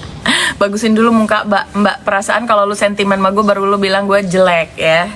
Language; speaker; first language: Indonesian; native; Indonesian